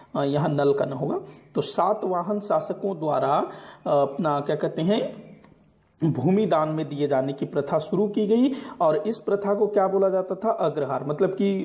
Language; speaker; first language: Hindi; non-native, local second language; Marathi